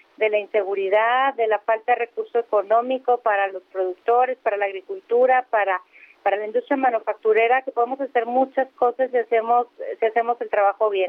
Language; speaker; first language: Spanish; native; Spanish